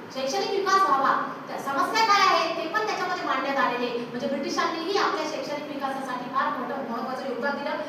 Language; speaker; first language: Marathi; non-native, local second language; Urdu